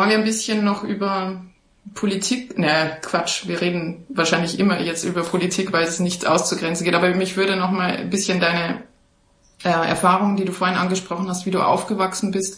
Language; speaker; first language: German; native; German